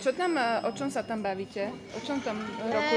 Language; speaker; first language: Slovak; native; Slovak